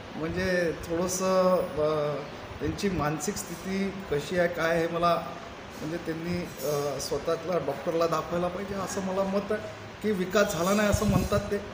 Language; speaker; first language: Marathi; native; Marathi